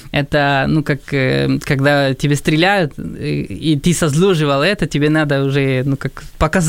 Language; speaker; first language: Russian; non-native, fluent; Spanish